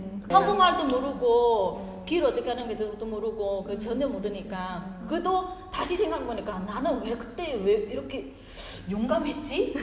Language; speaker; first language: Korean; non-native, fluent; Vietnamese